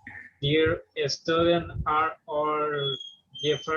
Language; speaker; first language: English; non-native, learner; Spanish